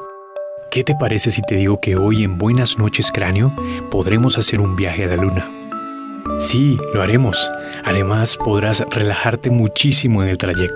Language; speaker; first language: Spanish; native; Spanish